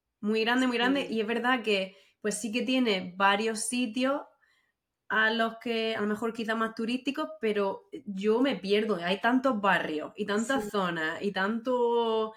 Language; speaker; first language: Spanish; native; Spanish